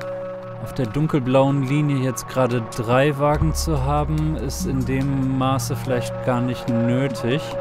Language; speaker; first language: German; native; German